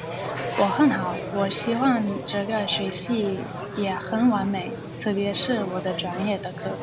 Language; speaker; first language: Chinese; non-native, learner; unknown